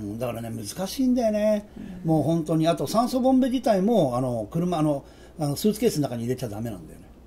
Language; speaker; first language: Japanese; native; Japanese